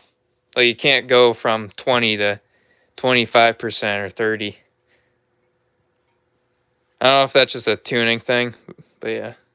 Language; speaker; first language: English; native; English